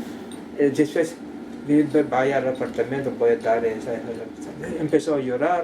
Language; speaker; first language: Spanish; non-native, learner; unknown